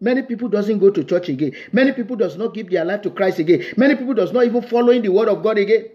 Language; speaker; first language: English; non-native, local second language; Yoruba